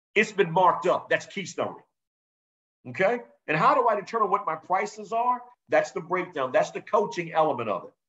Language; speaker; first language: English; native; English